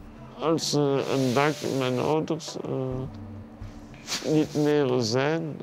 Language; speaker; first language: Dutch; non-native, learner; French